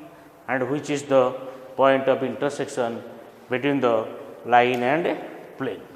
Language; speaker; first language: English; non-native, local second language; Odia